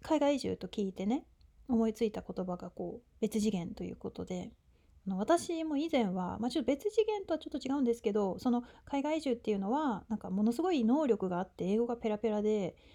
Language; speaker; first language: Japanese; native; Japanese